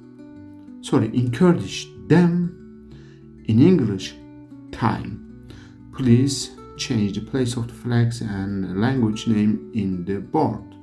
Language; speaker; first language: English; non-native, learner; Kurdish